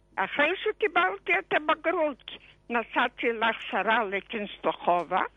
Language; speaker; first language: Hebrew; non-native, fluent; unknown